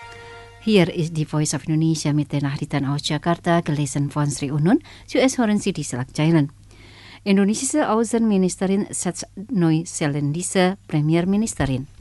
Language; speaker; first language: German; non-native, fluent; Indonesian